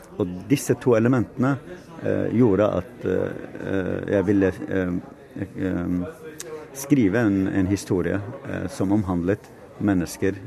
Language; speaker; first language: Norwegian; non-native, fluent; Kurdish